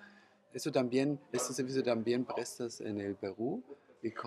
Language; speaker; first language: Spanish; non-native, fluent; German